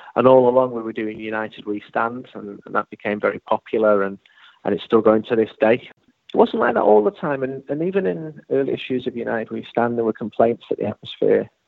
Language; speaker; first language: English; native; English